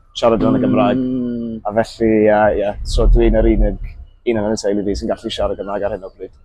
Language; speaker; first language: Welsh; non-native, local second language; English